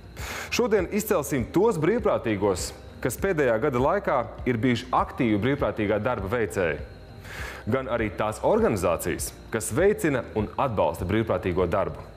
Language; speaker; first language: Latvian; native; Latvian